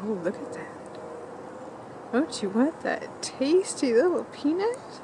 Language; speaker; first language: English; native; English